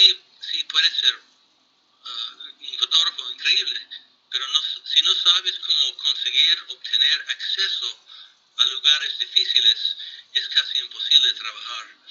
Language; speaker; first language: Spanish; non-native, fluent; English